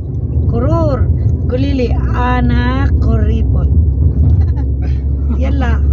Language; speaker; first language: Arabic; non-native, learner; Filipino